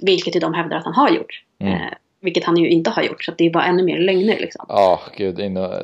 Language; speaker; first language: Swedish; native; Swedish